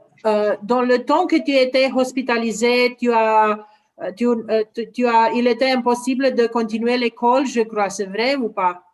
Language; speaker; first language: French; non-native, learner; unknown